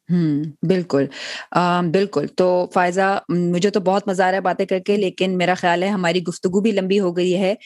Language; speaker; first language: Urdu; native; Urdu